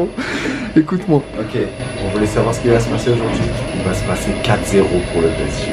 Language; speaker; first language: French; native; French